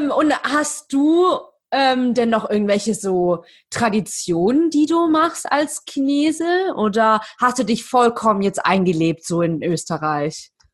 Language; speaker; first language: German; native; German